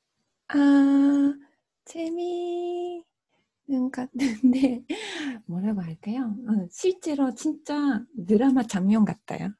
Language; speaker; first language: Korean; non-native, fluent; Japanese